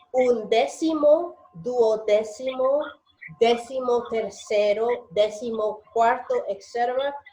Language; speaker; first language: Spanish; non-native, fluent; English